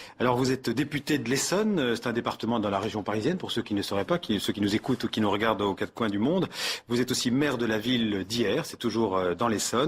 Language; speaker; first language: French; native; French